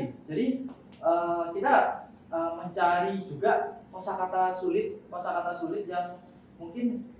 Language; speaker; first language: Indonesian; native; Indonesian